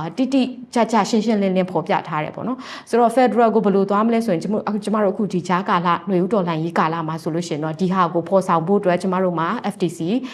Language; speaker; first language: Burmese; non-native, local second language; Hakha Chin